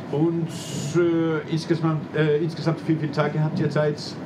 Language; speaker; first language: German; non-native, learner; Finnish